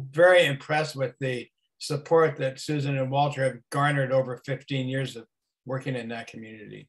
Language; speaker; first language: English; native; English